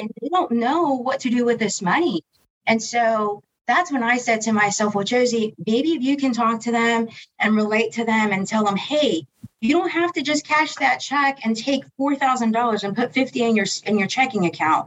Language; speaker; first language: English; early bilingual, other home language; Spanish